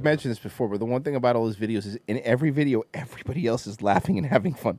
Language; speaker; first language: English; native; English